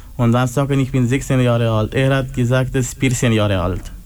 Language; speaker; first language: German; non-native, learner; Pashto